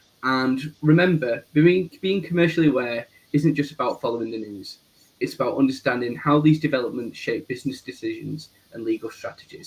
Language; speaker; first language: English; native; English